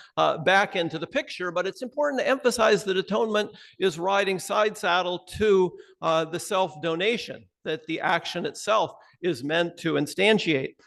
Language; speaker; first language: English; native; English